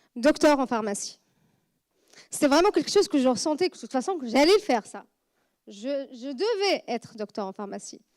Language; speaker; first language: French; non-native, fluent; Arabic